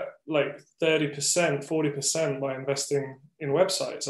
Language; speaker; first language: English; native; English